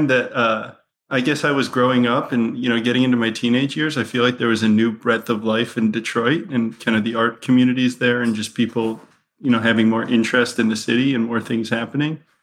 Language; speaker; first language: English; native; English